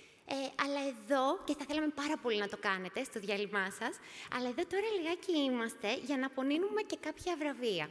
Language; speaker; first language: Greek; native; Greek